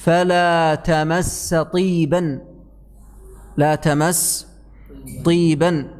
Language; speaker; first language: Arabic; native; Arabic